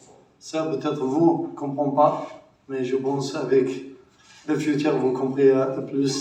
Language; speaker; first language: French; non-native, learner; Arabic